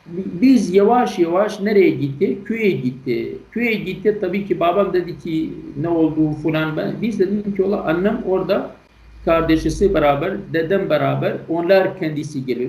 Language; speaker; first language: Turkish; non-native, learner; Kurdish